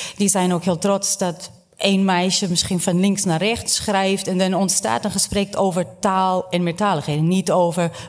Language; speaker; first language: Dutch; non-native, fluent; Portuguese